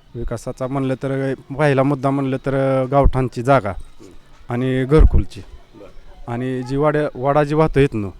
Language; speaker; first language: Marathi; native; Marathi